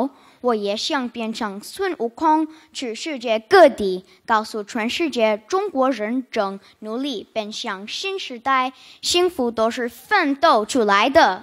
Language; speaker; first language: Chinese; non-native, learner; English